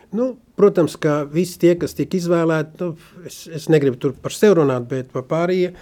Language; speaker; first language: Latvian; native; Latvian